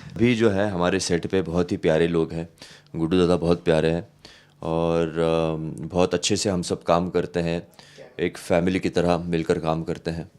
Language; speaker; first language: Hindi; non-native, local second language; Marathi